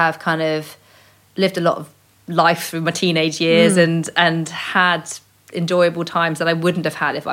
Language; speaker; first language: English; native; English